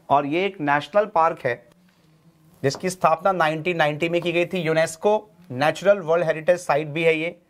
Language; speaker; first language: Hindi; native; Hindi